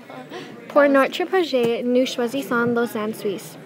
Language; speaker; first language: French; non-native, learner; English